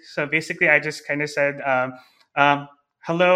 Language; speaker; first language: English; non-native, local second language; Filipino